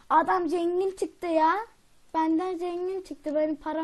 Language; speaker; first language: Turkish; native; Turkish